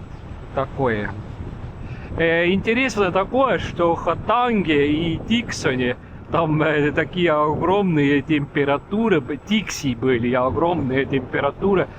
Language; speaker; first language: Russian; non-native, local second language; Estonian